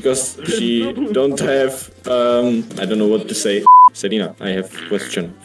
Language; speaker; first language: English; non-native, learner; Czech